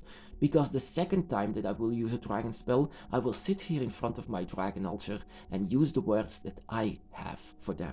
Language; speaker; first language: English; non-native, fluent; Dutch